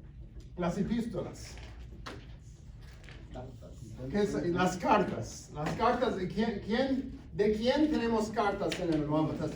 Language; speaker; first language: Spanish; non-native, fluent; English